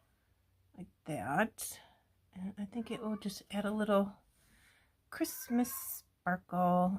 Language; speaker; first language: English; native; English